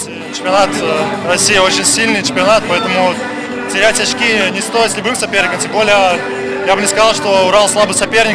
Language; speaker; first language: Russian; native; Russian